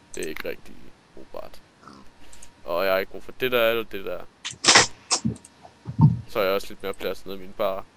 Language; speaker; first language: Danish; native; Danish